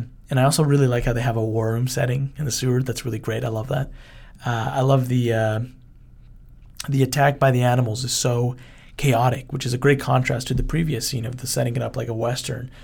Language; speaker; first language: English; early bilingual, other home language; Spanish